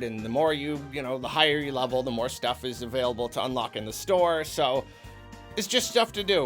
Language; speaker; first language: English; native; English